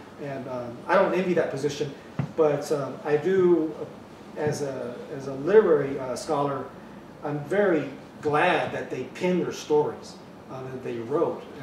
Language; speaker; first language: English; native; English